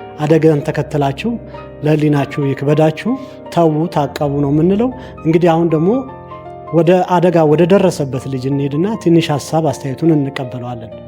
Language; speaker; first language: Amharic; native; Amharic